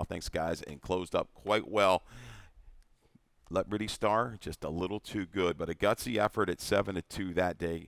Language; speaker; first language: English; native; English